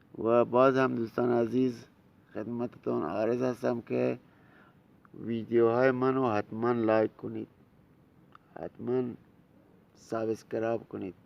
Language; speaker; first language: Persian; non-native, local second language; Baluchi